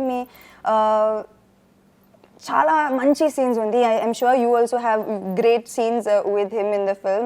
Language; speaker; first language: Telugu; non-native, fluent; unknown